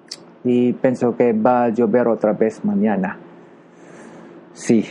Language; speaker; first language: Spanish; non-native, learner; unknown